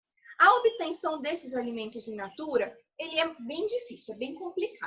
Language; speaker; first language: Portuguese; native; Portuguese